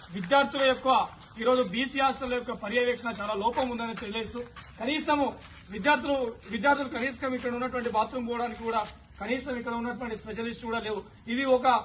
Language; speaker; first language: Telugu; non-native, local second language; Lambadi